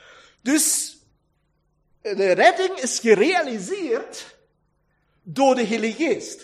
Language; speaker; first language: Dutch; non-native, learner; German